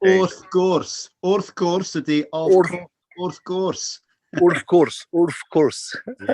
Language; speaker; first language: Welsh; non-native, fluent; English